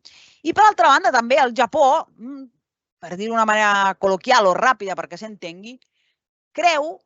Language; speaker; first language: Catalan; native; Catalan